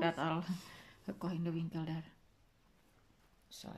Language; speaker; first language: Dutch; non-native, learner; Indonesian